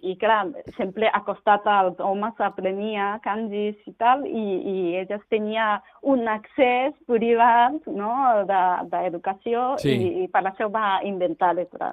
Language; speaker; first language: Catalan; non-native, learner; Japanese